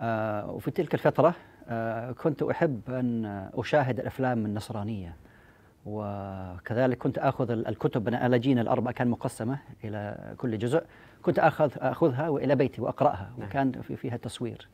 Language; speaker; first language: Arabic; non-native, fluent; English